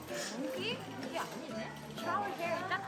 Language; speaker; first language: Korean; non-native, learner; Vietnamese